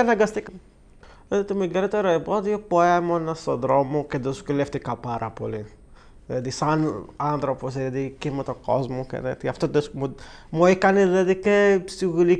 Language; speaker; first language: Greek; non-native, fluent; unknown